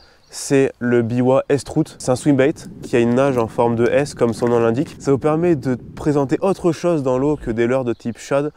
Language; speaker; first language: French; native; French